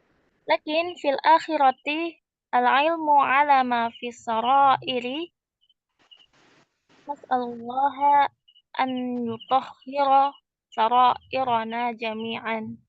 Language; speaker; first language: Arabic; non-native, learner; Indonesian